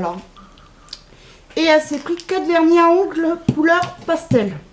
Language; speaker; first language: French; native; French